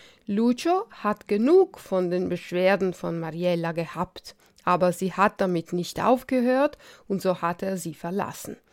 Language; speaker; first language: German; non-native, fluent; Italian